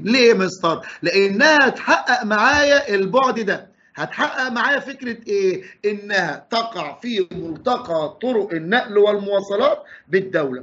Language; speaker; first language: Arabic; native; Arabic